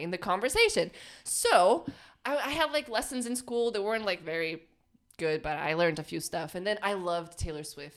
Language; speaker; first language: English; non-native, fluent; Portuguese